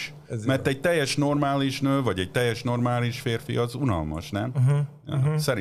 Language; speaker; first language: Hungarian; early bilingual, heritage; Hungarian